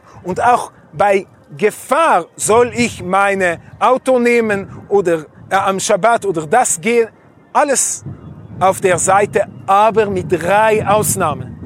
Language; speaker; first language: German; non-native, fluent; Hebrew